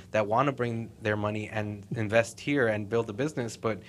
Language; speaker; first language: English; native; English